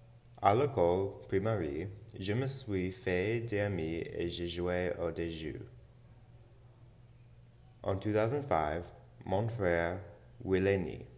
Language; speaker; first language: French; non-native, learner; English